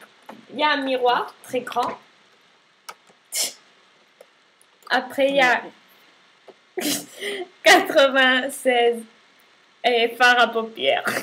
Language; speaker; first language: French; non-native, learner; Spanish